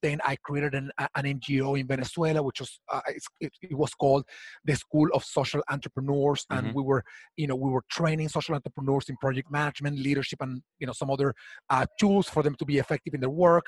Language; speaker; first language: English; non-native, fluent; Spanish